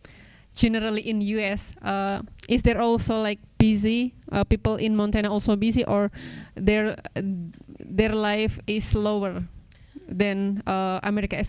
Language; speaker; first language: English; non-native, local second language; Indonesian